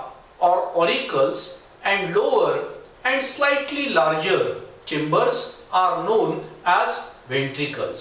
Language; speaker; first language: English; non-native, local second language; Marathi